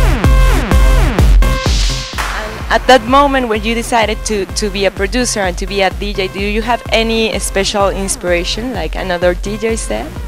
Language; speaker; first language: English; non-native, learner; Spanish